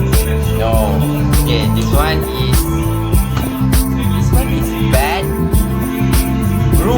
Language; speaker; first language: English; non-native, local second language; Malay